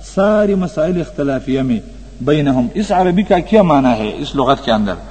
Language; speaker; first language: Urdu; non-native, local second language; Pashto